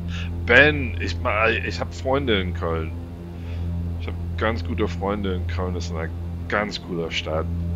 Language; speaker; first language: German; non-native, fluent; English